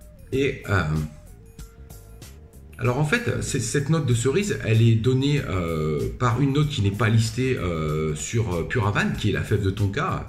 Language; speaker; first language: French; native; French